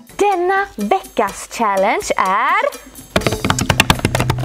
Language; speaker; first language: Swedish; native; Swedish